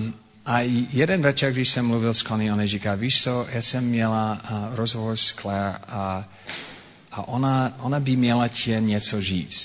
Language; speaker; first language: Czech; non-native, fluent; English